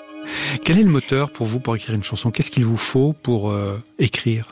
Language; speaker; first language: French; native; French